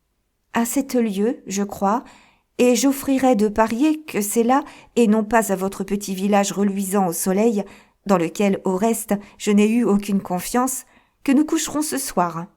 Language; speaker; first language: French; native; French